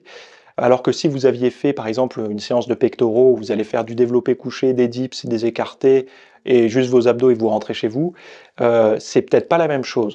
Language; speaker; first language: French; native; French